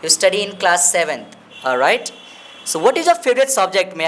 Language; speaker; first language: English; non-native, local second language; Hindi